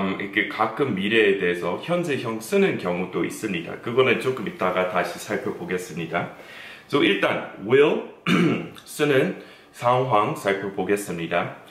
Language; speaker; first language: Korean; non-native, fluent; English